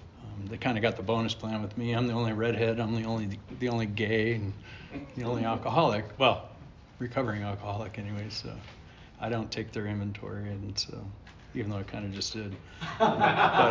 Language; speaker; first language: English; native; English